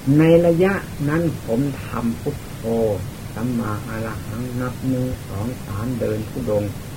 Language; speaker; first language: Thai; non-native, local second language; Lao